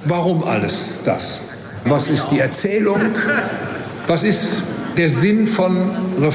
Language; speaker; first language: German; native; German